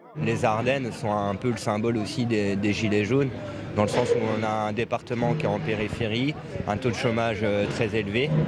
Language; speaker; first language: French; native; French